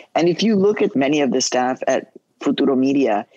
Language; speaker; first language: English; early bilingual, other home language; Spanish